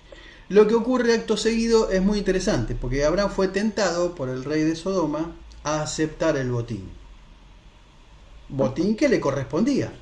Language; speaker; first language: Spanish; native; Spanish